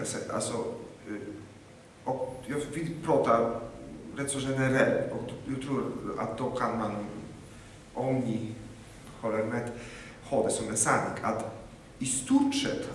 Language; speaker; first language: Swedish; non-native, fluent; Polish